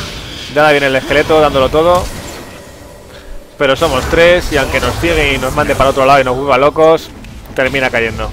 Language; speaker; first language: Spanish; native; Spanish